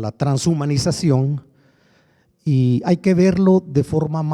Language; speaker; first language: Spanish; native; Spanish